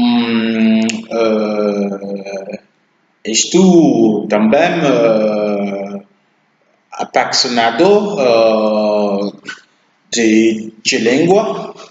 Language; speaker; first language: Portuguese; non-native, learner; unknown